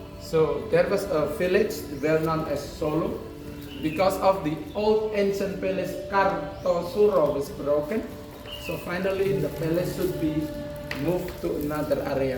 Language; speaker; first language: English; non-native, learner; Indonesian